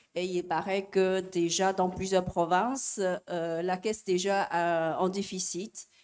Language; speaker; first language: French; non-native, fluent; Chinese